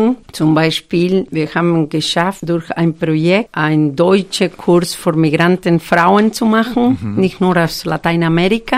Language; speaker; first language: German; non-native, fluent; Spanish